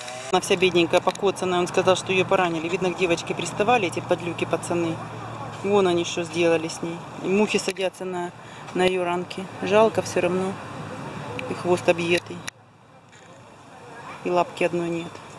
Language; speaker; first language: Russian; native; Russian